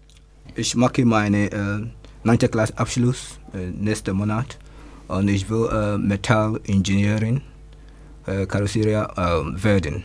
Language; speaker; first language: German; non-native, learner; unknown